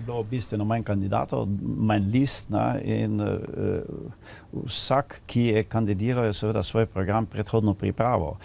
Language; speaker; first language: Slovenian; native; Slovenian